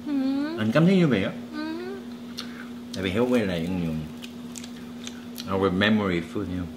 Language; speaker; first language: Vietnamese; non-native, learner; Korean